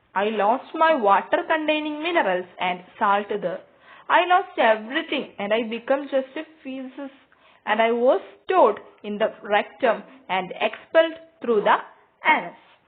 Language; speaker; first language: English; non-native, local second language; Malayalam